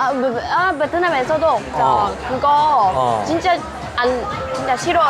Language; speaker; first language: Korean; non-native, learner; Vietnamese